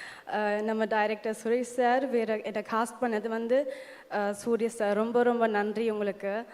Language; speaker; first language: Tamil; early bilingual, heritage; Tamil